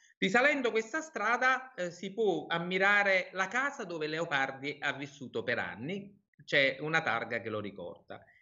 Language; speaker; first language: Italian; native; Italian